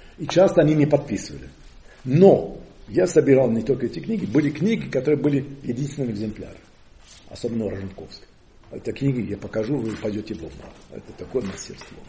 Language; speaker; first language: Russian; non-native, fluent; Occitan